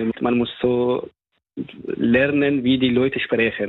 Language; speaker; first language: German; non-native, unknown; Persian